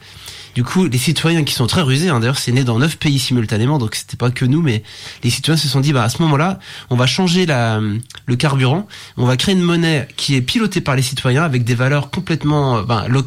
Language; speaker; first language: French; native; French